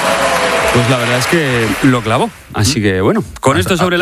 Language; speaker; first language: Spanish; native; Spanish